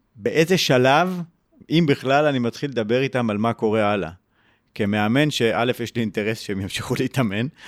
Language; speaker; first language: Hebrew; native; Hebrew